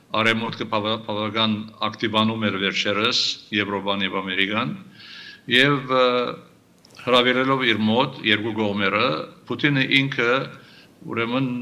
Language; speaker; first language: Armenian; early bilingual, heritage; Armenian